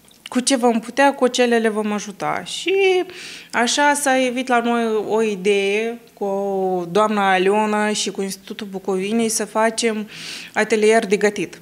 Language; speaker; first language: Romanian; early bilingual, heritage; Romanian